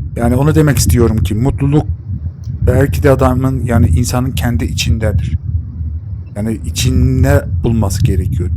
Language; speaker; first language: Turkish; non-native, fluent; Persian